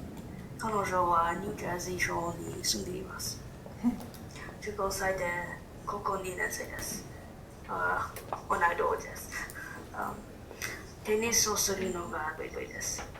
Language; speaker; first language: Japanese; non-native, learner; English